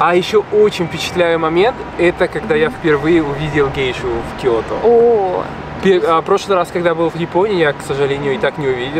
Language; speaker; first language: Russian; non-native, fluent; Spanish